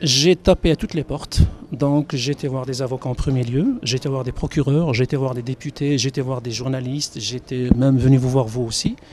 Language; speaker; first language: French; non-native, local second language; Arabic